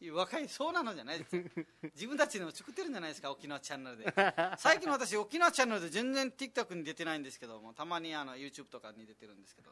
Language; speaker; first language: Japanese; non-native, fluent; Nepali